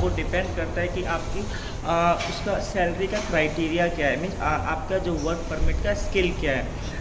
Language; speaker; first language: Hindi; native; Hindi